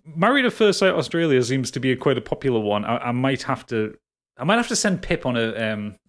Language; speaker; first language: English; native; English